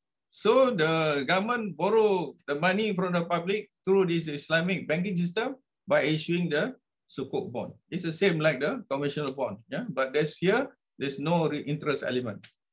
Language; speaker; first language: English; non-native, local second language; Malay